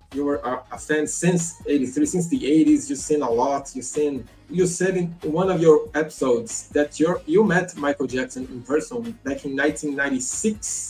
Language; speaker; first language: English; non-native, fluent; Portuguese